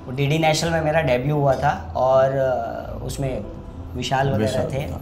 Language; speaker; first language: Hindi; native; Hindi